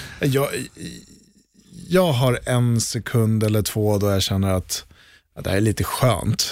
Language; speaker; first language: Swedish; native; Swedish